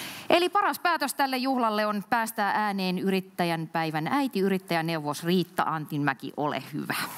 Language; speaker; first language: Finnish; native; Finnish